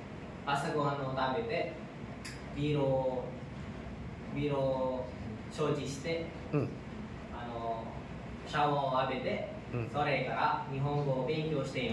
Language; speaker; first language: Japanese; non-native, learner; Filipino